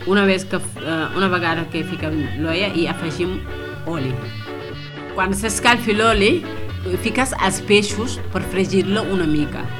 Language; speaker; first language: Catalan; non-native, fluent; Wolof